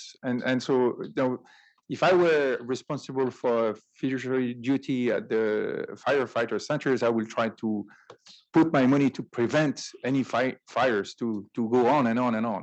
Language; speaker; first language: English; non-native, fluent; French